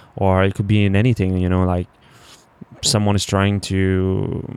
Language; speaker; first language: English; non-native, fluent; French